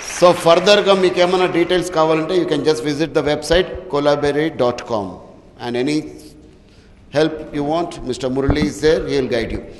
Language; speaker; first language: Telugu; native; Telugu